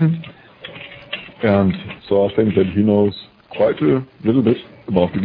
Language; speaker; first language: English; non-native, fluent; German